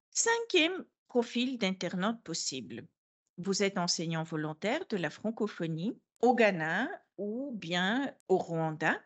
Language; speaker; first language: French; non-native, fluent; Bulgarian